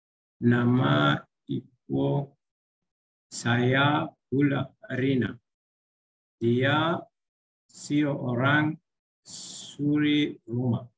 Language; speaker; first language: Indonesian; non-native, learner; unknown